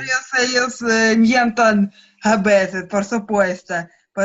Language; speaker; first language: Spanish; non-native, learner; Russian